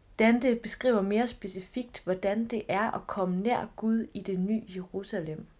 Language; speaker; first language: Danish; native; Danish